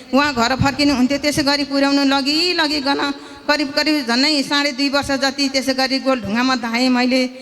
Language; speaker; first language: Nepali; native; Nepali